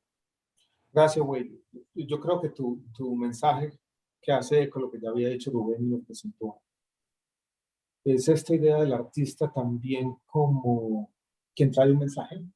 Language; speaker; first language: Spanish; native; Spanish